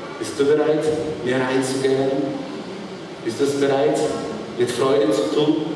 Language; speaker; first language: German; non-native, fluent; Bulgarian